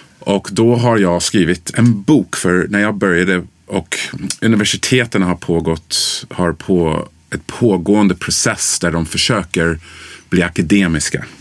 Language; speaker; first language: Swedish; early bilingual, other home language; English